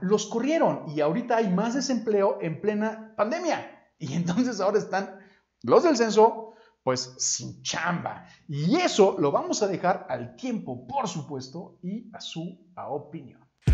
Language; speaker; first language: Spanish; native; Spanish